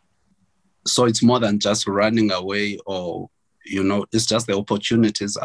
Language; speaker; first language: English; non-native, local second language; Xhosa